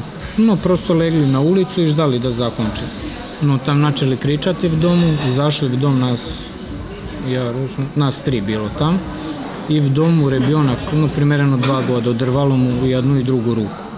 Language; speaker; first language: Russian; non-native, learner; Serbian